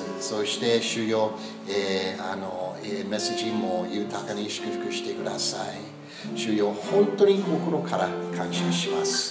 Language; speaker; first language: Japanese; non-native, learner; English